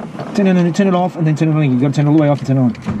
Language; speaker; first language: English; native; English